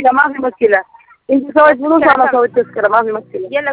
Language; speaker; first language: Arabic; non-native, learner; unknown